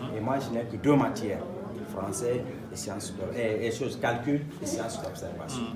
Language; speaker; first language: French; non-native, local second language; Fula